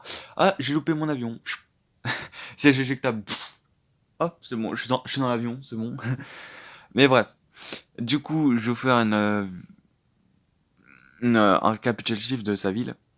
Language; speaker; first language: French; native; French